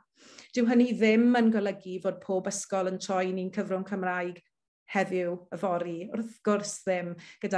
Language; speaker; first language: Welsh; native; Welsh